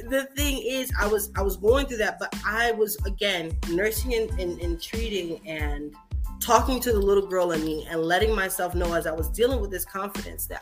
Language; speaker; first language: English; native; English